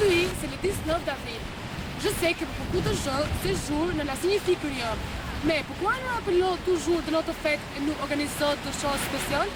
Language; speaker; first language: French; non-native, learner; Albanian